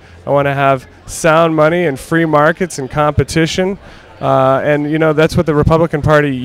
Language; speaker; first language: English; native; English